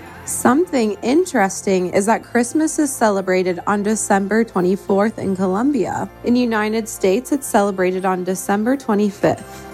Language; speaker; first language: English; native; English